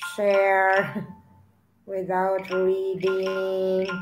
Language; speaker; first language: English; non-native, local second language; Filipino